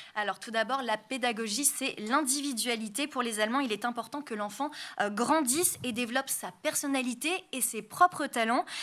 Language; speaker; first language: French; native; French